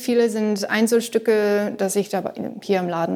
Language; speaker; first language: German; non-native, learner; English